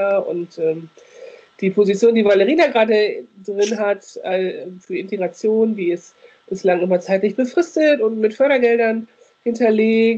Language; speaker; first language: German; native; German